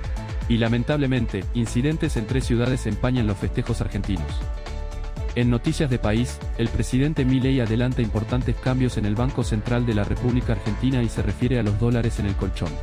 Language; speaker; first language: Spanish; native; Spanish